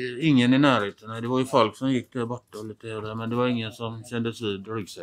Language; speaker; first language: Swedish; native; Swedish